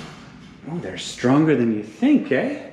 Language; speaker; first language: English; native; English